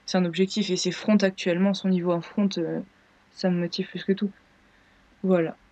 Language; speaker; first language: French; native; French